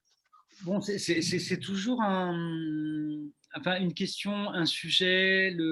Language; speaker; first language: French; native; French